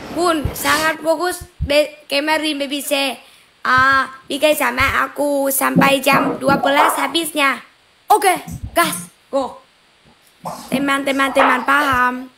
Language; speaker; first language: Indonesian; non-native, learner; Vietnamese